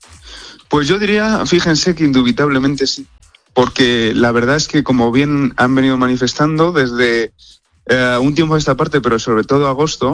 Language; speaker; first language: Spanish; native; Spanish